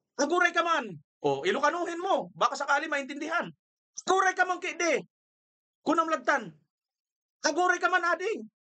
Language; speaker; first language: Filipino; non-native, local second language; Waray